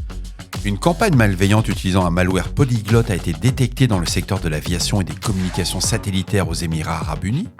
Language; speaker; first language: French; native; French